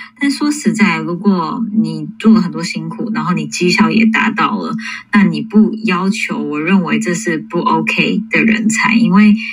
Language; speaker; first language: Chinese; early bilingual, heritage; English